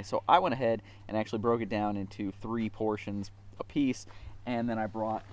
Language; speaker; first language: English; native; English